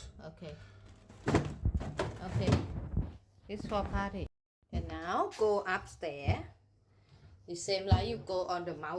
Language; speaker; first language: English; non-native, learner; Thai